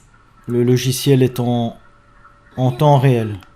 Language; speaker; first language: French; native; French